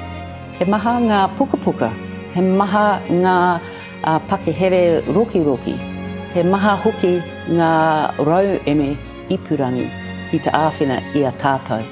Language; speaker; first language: Māori; non-native, learner; English